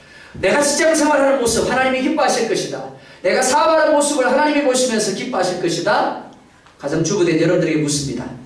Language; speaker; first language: Korean; native; Korean